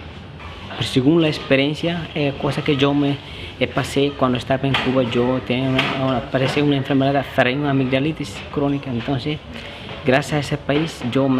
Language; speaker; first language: Spanish; non-native, learner; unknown